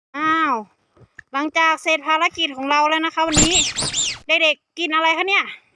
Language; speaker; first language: Thai; native; Thai